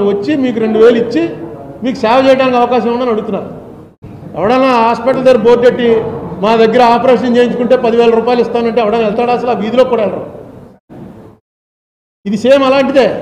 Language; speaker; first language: Telugu; native; Telugu